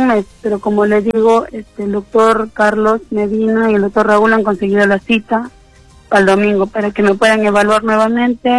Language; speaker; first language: Spanish; native; Spanish